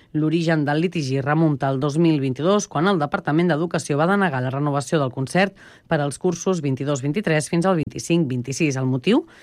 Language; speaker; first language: Catalan; native; Catalan